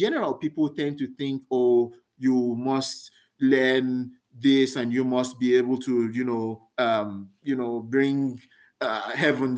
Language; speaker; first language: English; non-native, local second language; Yoruba